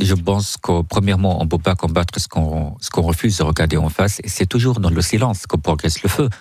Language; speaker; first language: French; non-native, fluent; Arabic